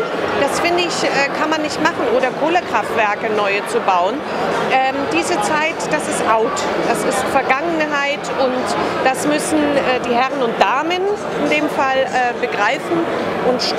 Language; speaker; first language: German; native; German